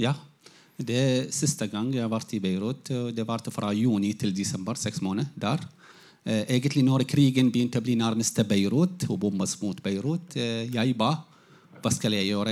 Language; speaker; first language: Norwegian; non-native, fluent; Arabic